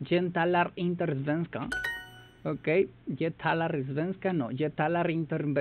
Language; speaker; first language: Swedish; non-native, learner; Spanish